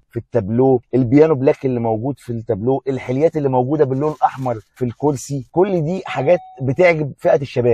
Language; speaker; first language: Arabic; native; Arabic